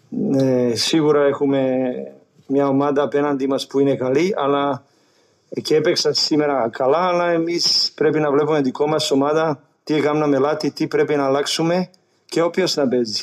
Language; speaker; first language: Greek; non-native, learner; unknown